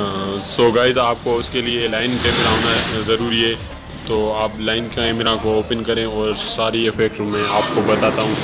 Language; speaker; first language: Hindi; native; Hindi